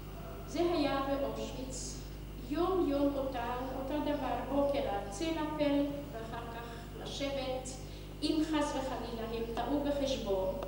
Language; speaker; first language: Hebrew; non-native, fluent; Hungarian